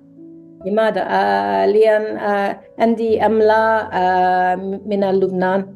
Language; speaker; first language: Arabic; non-native, learner; English